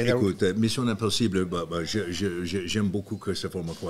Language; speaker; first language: French; non-native, fluent; English